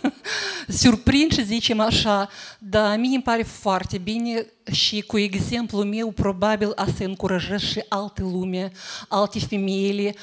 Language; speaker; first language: Romanian; native; Romanian